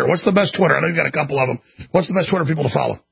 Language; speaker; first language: English; native; English